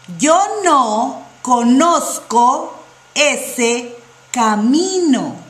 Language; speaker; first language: Spanish; non-native, fluent; English